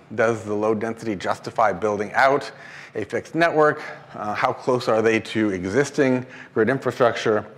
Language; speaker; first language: English; native; English